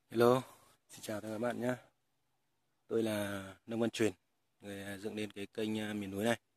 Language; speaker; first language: Vietnamese; non-native, local second language; Tày